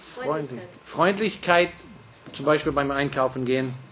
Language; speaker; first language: German; non-native, fluent; English